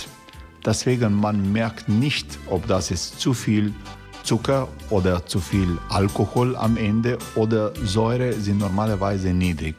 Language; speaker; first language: German; non-native, fluent; Croatian